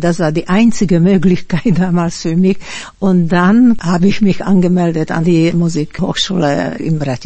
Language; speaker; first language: German; non-native, fluent; Slovak